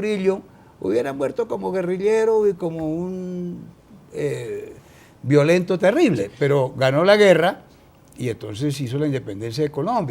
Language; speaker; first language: Spanish; native; Spanish